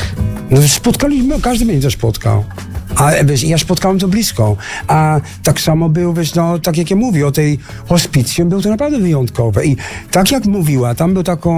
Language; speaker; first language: Polish; non-native, learner; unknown